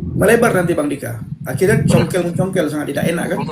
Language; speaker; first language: Indonesian; native; Indonesian